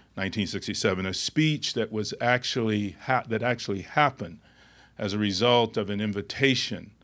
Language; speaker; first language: English; native; English